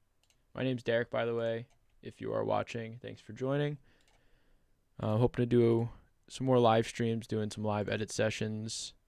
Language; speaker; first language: English; native; English